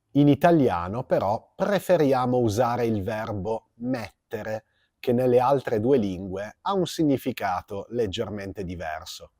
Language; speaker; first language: Italian; native; Italian